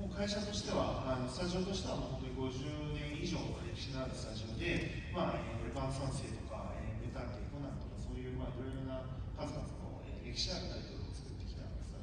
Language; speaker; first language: Japanese; native; Japanese